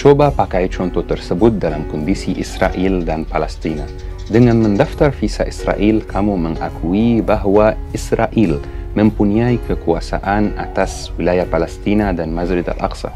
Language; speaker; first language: Indonesian; non-native, fluent; Arabic